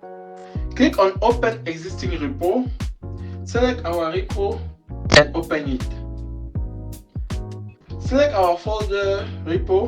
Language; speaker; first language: English; non-native, fluent; French